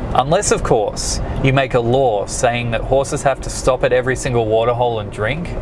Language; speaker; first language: English; native; English